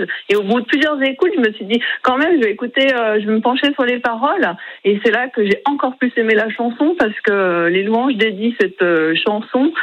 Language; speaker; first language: French; native; French